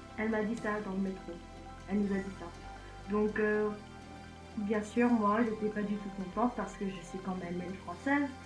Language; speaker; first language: French; non-native, fluent; English